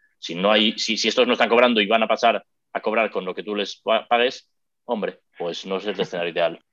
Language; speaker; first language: Spanish; native; Spanish